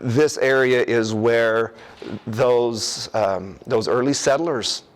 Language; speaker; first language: English; native; English